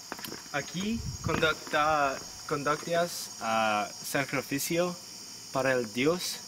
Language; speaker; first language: Spanish; non-native, learner; English